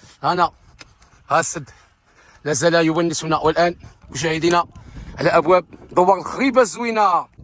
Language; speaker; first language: Arabic; native; Arabic